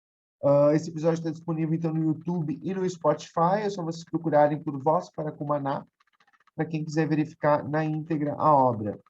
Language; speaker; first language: Portuguese; native; Portuguese